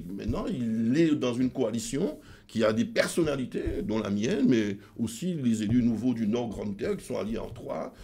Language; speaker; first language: French; native; French